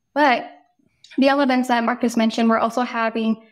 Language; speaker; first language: English; native; English